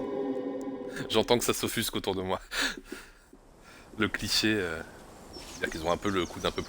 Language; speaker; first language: French; native; French